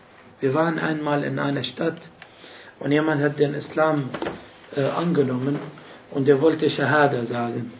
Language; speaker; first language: German; non-native, fluent; Arabic